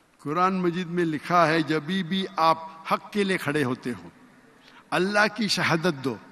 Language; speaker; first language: Urdu; non-native, local second language; Konkani